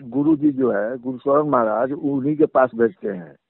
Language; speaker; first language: Hindi; native; Hindi